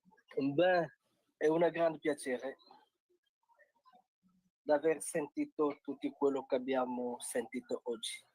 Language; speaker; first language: Italian; non-native, fluent; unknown